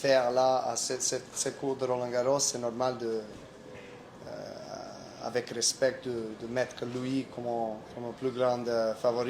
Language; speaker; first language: French; non-native, learner; Serbian